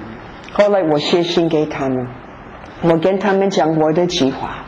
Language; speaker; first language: Chinese; non-native, fluent; English